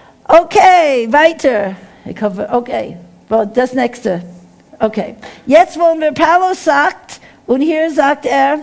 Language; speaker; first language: German; non-native, fluent; English